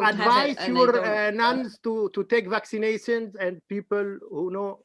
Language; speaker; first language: English; non-native, fluent; Arabic